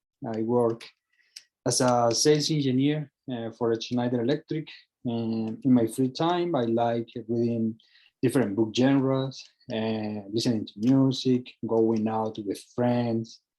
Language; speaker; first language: English; non-native, fluent; Spanish